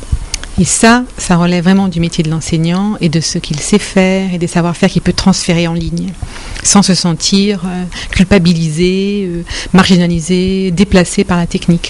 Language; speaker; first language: French; native; French